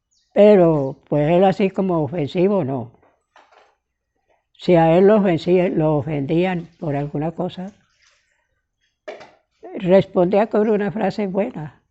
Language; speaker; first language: Spanish; native; Spanish